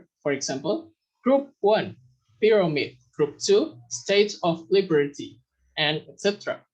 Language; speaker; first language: English; non-native, fluent; Indonesian